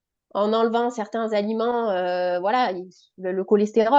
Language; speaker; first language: French; native; French